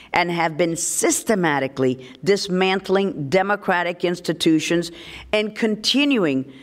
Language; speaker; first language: English; early bilingual, other home language; Spanish